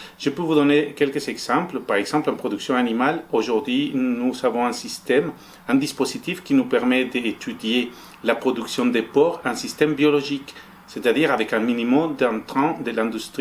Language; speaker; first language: French; non-native, fluent; Spanish